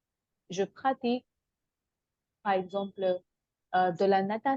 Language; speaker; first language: French; non-native, fluent; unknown